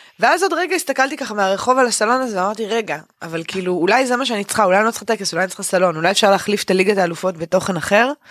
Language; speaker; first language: Hebrew; native; Hebrew